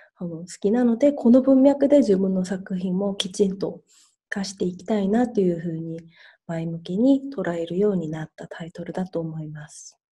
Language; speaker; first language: Japanese; non-native, fluent; Korean